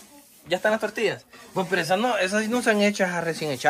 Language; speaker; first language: Spanish; native; Spanish